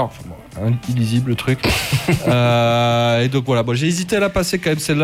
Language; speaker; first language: French; native; French